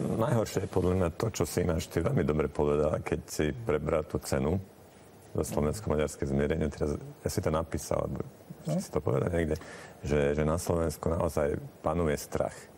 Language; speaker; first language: Slovak; non-native, local second language; Hungarian